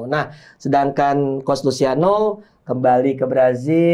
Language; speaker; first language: Indonesian; native; Indonesian